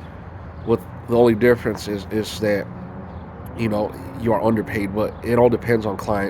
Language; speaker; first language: English; native; English